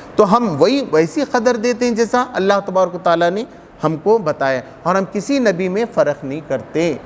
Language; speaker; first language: Urdu; native; Urdu